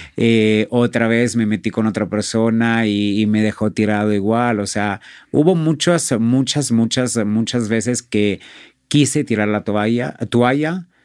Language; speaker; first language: Spanish; non-native, fluent; Italian